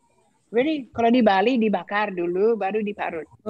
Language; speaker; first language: Indonesian; non-native, fluent; English